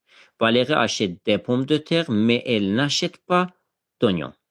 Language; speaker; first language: French; non-native, fluent; Azerbaijani